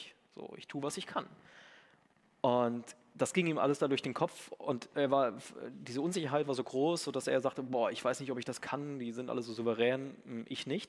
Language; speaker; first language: German; native; German